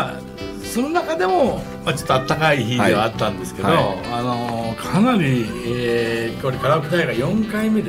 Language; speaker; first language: Japanese; native; Japanese